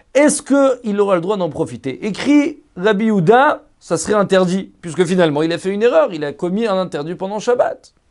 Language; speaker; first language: French; native; French